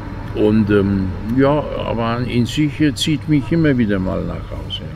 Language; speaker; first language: German; non-native, fluent; Italian